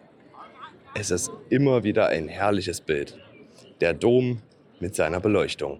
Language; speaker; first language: German; native; German